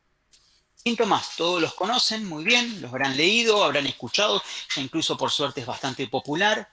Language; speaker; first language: Spanish; native; Spanish